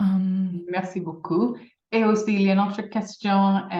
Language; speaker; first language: French; non-native, fluent; English